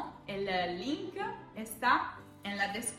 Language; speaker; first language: Spanish; non-native, fluent; Italian